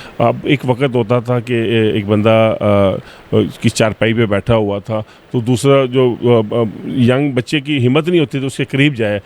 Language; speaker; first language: Urdu; non-native, local second language; Pashto